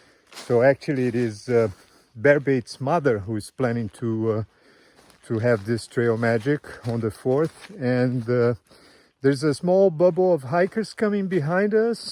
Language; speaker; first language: English; non-native, fluent; Portuguese